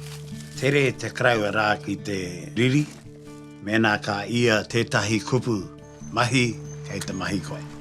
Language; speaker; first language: Māori; native; Māori